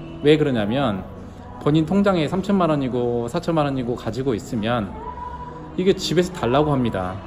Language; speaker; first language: Korean; native; Korean